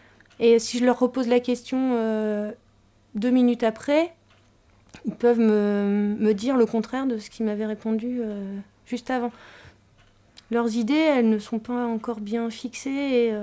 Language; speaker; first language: French; native; French